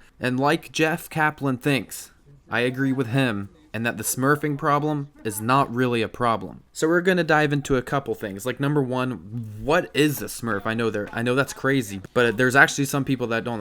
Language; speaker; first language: English; native; English